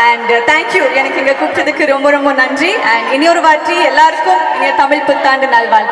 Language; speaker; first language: Tamil; non-native, fluent; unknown